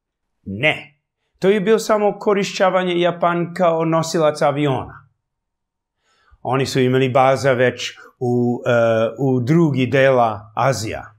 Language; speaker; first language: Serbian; early bilingual, heritage; English